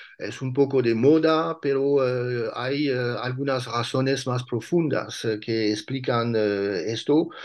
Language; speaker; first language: Spanish; non-native, fluent; French